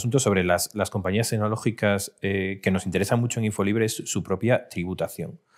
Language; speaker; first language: Spanish; native; Spanish